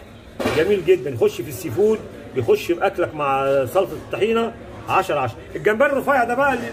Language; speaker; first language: Arabic; native; Arabic